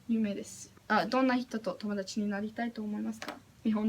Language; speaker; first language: Japanese; non-native, learner; English